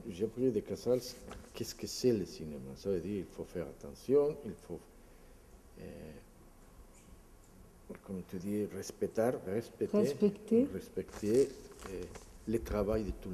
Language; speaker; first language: French; non-native, fluent; Spanish